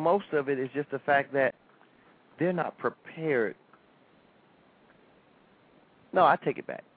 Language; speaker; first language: English; native; English